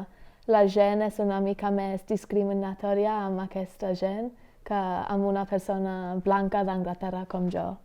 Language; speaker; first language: Catalan; non-native, fluent; English